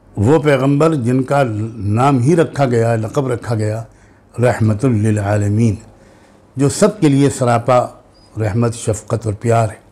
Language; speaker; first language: Hindi; native; Hindi